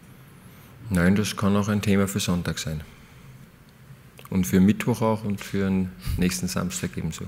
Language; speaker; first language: German; native; German